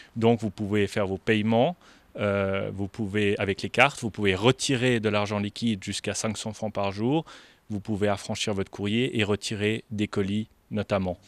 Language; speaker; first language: French; native; French